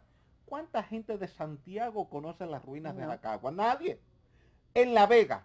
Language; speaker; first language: Spanish; native; Spanish